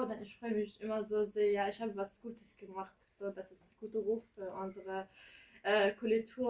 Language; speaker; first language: German; early bilingual, other home language; Kurdish